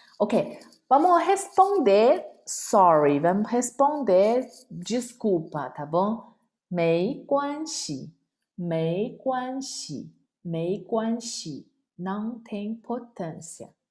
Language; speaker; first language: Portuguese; non-native, fluent; Chinese